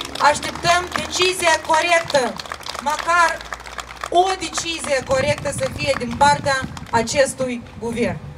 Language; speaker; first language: Romanian; non-native, local second language; Russian